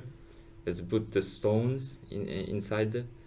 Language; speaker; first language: English; non-native, learner; Uzbek